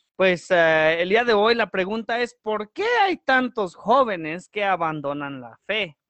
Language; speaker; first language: Spanish; early bilingual, heritage; Spanish